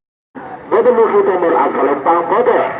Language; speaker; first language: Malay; non-native, local second language; Madurese